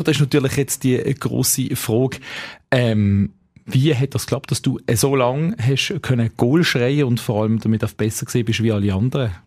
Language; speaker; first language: German; native; German